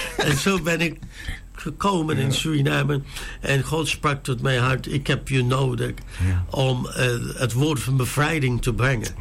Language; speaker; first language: Dutch; non-native, fluent; English